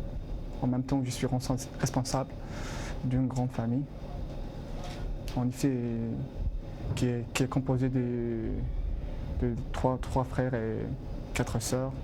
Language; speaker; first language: French; non-native, learner; Arabic